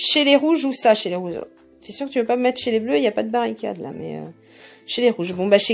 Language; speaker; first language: French; native; French